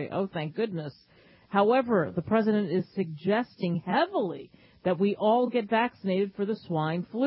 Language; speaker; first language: English; native; English